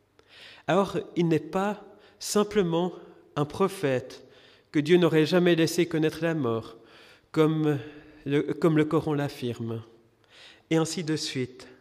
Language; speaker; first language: French; native; French